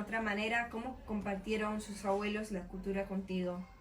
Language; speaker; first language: Spanish; non-native, learner; English